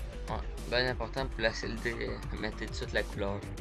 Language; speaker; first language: French; native; French